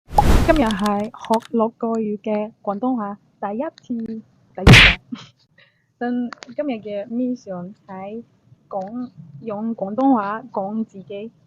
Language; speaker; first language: Cantonese; non-native, learner; English